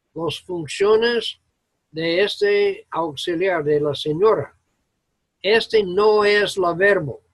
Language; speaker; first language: Spanish; non-native, fluent; English